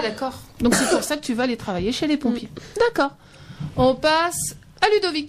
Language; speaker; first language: French; native; French